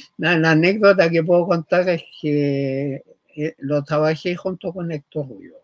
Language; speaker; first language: Spanish; early bilingual, other home language; German